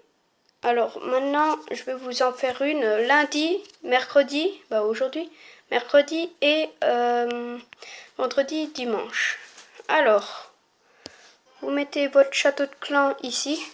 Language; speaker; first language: French; native; French